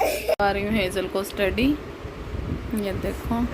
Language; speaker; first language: Hindi; native; Hindi